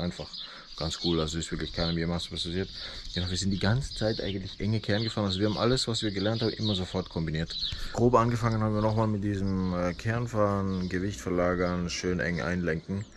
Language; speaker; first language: German; native; German